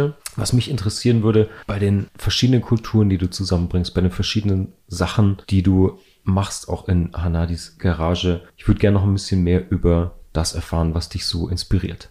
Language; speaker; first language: German; native; German